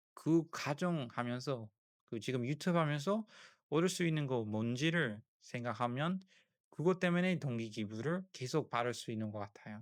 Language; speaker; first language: Korean; non-native, learner; English